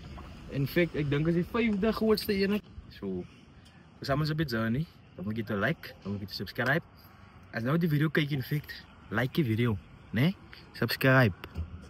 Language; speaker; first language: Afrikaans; non-native, learner; Dutch